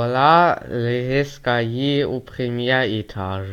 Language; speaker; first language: French; non-native, learner; German